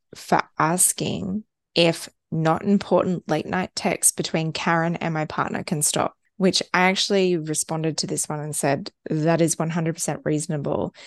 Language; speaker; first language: English; native; English